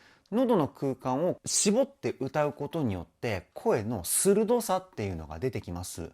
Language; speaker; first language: Japanese; native; Japanese